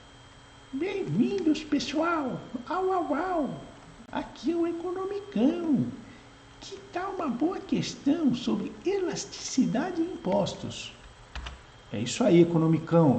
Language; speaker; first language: Portuguese; native; Portuguese